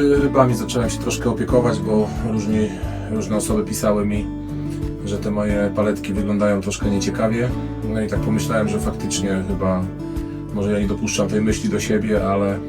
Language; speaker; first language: Polish; native; Polish